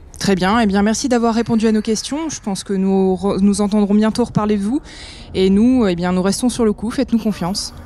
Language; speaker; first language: French; native; French